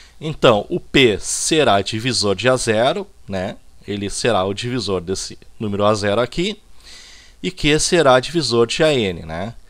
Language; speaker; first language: Portuguese; native; Portuguese